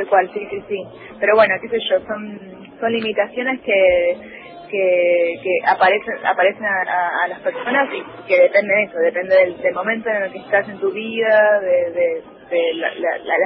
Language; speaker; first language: Spanish; early bilingual, other home language; Korean